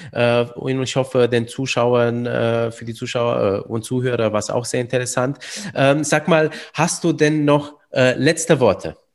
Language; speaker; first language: German; early bilingual, other home language; Romanian